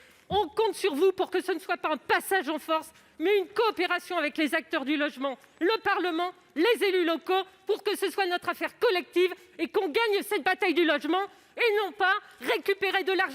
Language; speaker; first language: French; native; French